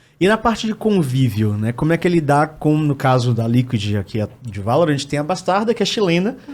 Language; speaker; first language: Portuguese; native; Portuguese